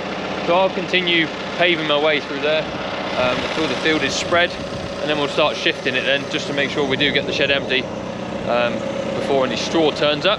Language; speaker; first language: English; native; English